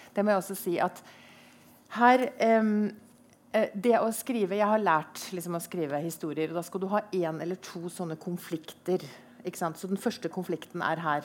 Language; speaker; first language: Norwegian; native; Norwegian